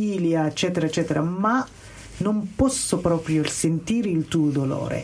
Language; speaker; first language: Italian; non-native, learner; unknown